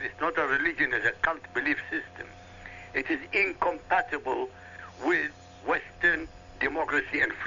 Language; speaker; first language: English; non-native, fluent; Arabic